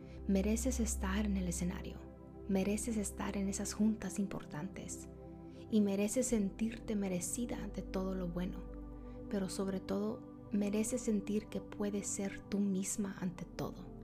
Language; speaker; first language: Spanish; early bilingual, heritage; Spanish